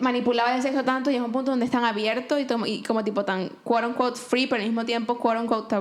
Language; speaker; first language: Spanish; native; Spanish